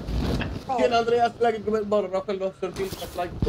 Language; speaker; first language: Swedish; native; Swedish